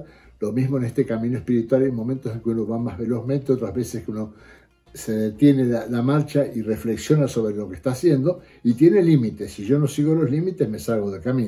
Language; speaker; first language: Spanish; native; Spanish